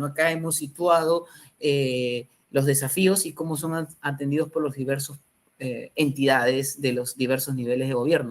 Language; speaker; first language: Spanish; native; Spanish